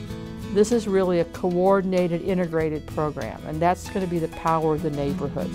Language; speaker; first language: English; native; English